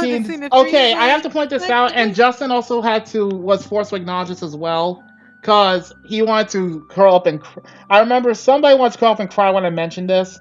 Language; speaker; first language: English; native; English